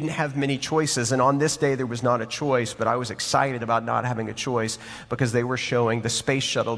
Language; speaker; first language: English; native; English